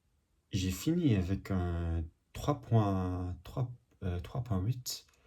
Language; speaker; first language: French; non-native, learner; English